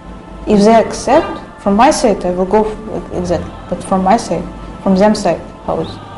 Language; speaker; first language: English; non-native, learner; Russian